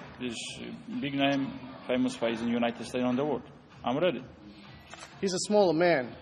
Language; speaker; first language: English; non-native, learner; Polish